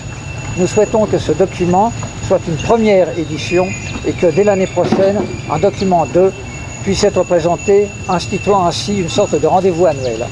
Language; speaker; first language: French; native; French